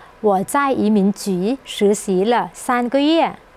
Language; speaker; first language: Chinese; non-native, fluent; Thai